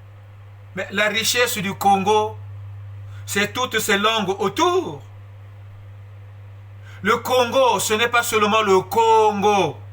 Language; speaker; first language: French; non-native, local second language; Kongo